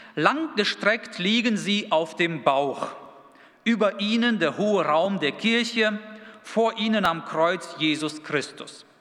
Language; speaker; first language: German; early bilingual, other home language; Russian